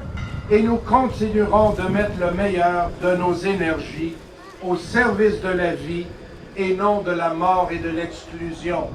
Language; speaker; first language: French; native; French